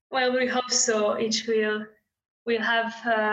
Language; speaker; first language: English; non-native, fluent; French